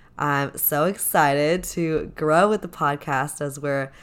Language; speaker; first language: English; native; English